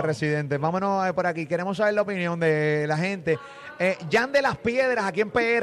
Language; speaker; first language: Spanish; native; Spanish